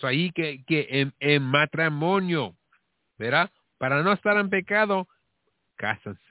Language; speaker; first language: Spanish; early bilingual, heritage; Spanish